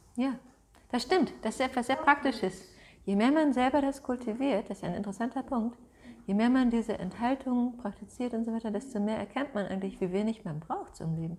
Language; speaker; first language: German; native; German